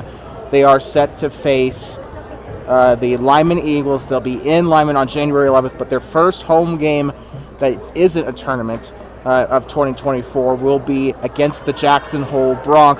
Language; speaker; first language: English; native; English